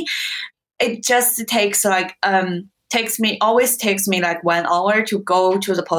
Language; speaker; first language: English; non-native, fluent; Chinese